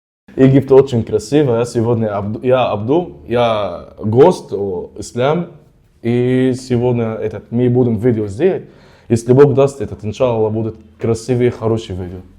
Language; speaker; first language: Russian; non-native, learner; Arabic